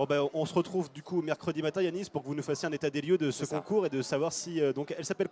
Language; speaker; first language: French; native; French